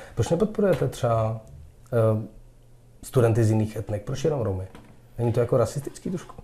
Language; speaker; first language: Czech; native; Czech